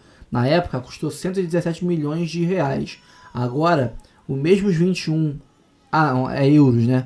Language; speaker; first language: Portuguese; native; Portuguese